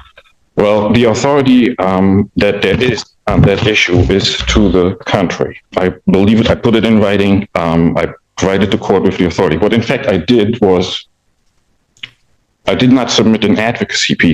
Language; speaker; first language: English; native; English